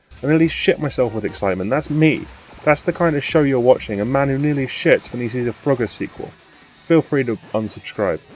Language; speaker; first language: English; native; English